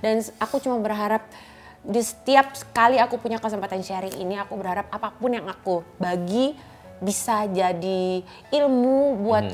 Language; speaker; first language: Indonesian; native; Indonesian